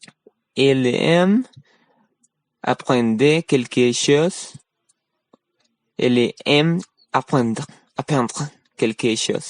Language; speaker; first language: French; non-native, learner; Spanish